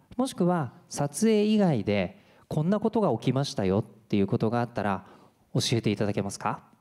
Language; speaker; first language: Japanese; native; Japanese